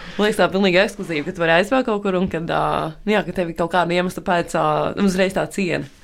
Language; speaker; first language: Latvian; native; Latvian